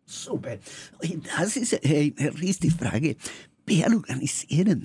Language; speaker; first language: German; non-native, learner; Spanish